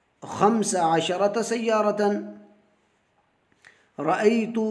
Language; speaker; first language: Arabic; non-native, fluent; Urdu